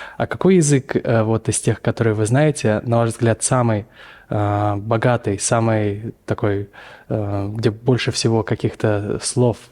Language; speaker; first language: Russian; native; Russian